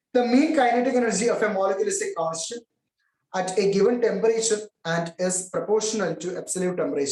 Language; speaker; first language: English; non-native, local second language; Malayalam